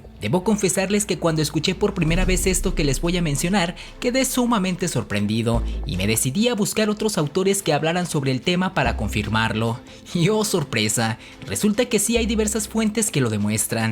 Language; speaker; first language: Spanish; native; Spanish